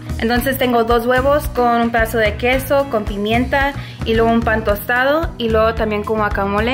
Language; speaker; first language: Spanish; early bilingual, heritage; Spanish